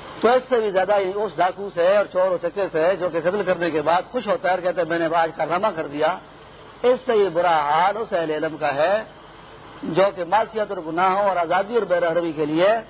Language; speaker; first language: Urdu; non-native, local second language; Pashto